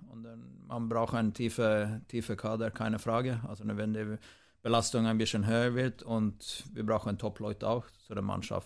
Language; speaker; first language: German; non-native, fluent; Swedish